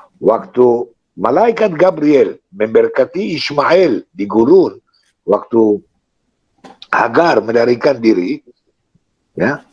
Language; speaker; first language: Indonesian; non-native, fluent; Hebrew